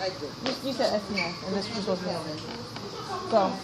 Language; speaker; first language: English; native; English